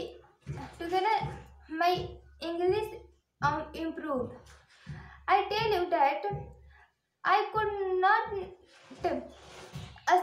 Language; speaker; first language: English; non-native, learner; Hindi